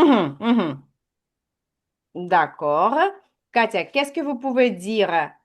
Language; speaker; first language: French; non-native, fluent; Ukrainian